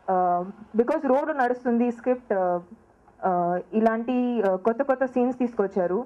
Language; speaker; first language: Telugu; non-native, local second language; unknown